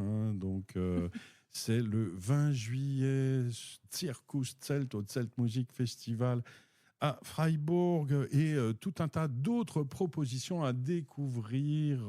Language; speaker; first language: French; native; French